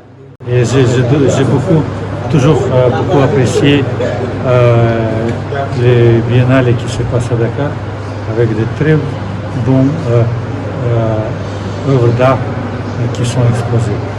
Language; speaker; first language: French; non-native, fluent; Russian